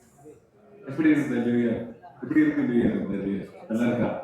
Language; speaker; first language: Tamil; non-native, learner; Malayalam